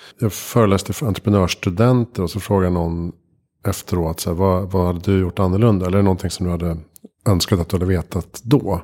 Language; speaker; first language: Swedish; native; Swedish